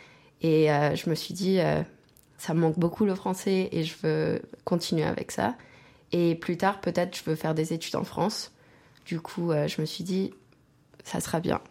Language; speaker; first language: French; non-native, fluent; Spanish